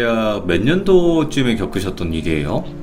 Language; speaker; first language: Korean; native; Korean